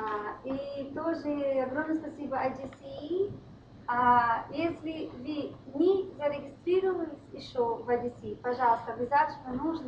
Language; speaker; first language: Russian; non-native, fluent; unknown